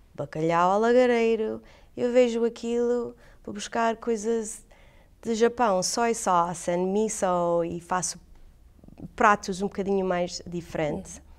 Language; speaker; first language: Portuguese; early bilingual, heritage; English